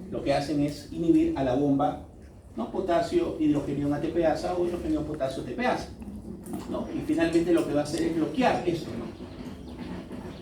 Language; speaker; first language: Spanish; native; Spanish